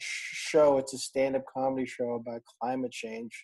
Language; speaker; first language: English; non-native, local second language; Filipino